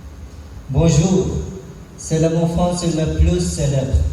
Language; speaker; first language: French; non-native, learner; Sinhala